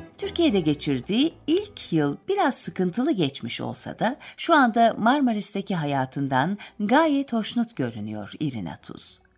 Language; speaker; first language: Turkish; native; Turkish